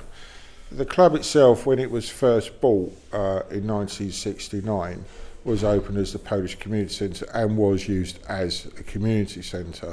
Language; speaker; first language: English; native; English